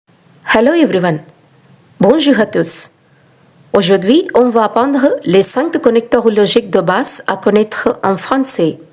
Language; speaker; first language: French; non-native, fluent; Telugu